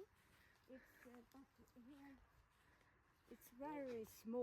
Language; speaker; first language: English; non-native, learner; Swedish